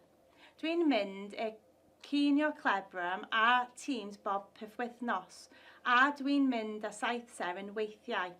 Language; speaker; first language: Welsh; non-native, learner; English